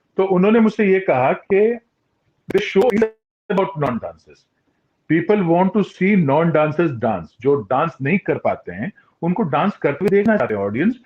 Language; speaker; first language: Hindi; non-native, local second language; Tulu